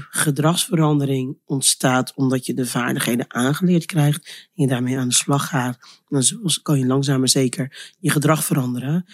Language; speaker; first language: Dutch; early bilingual, other home language; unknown